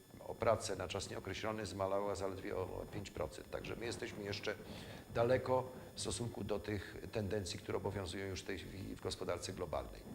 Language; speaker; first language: Polish; native; Polish